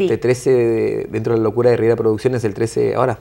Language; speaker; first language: Spanish; native; Spanish